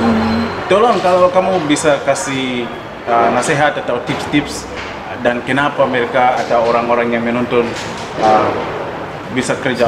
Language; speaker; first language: Indonesian; non-native, fluent; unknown